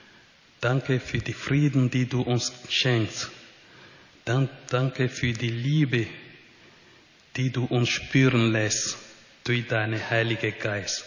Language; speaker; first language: German; non-native, fluent; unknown